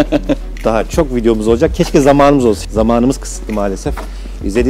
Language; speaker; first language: Turkish; native; Turkish